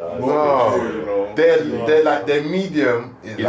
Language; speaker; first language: English; native; English